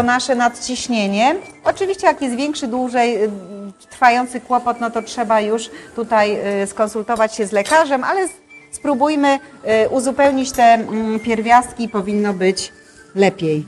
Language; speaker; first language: Polish; native; Polish